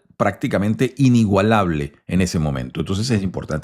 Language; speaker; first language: Spanish; native; Spanish